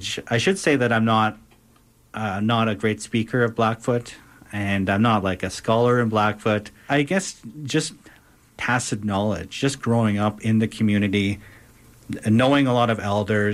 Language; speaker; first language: English; native; English